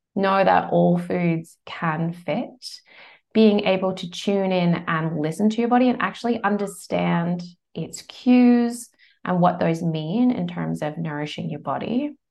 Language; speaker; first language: English; native; English